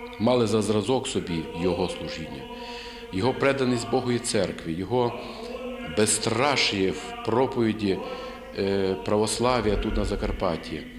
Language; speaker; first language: Ukrainian; native; Ukrainian